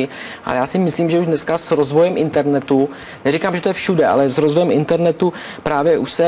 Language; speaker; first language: Czech; native; Czech